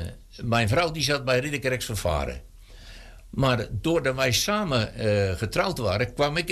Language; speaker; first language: Dutch; native; Dutch